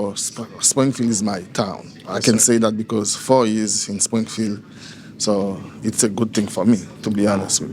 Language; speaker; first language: English; non-native, learner; Haitian Creole